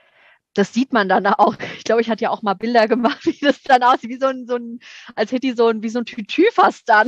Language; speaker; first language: German; native; German